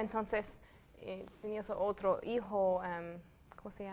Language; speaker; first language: Spanish; non-native, learner; French